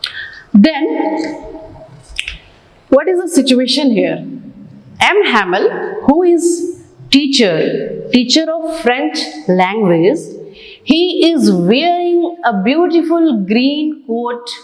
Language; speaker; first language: English; non-native, local second language; Hindi